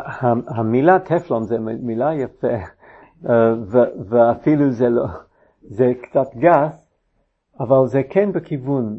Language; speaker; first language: Hebrew; non-native, fluent; English